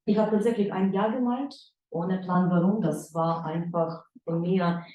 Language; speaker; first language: German; non-native, fluent; Ukrainian